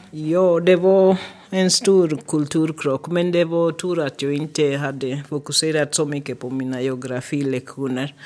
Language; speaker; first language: Swedish; non-native, fluent; Swahili